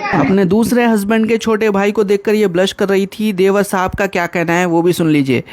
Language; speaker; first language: Hindi; native; Hindi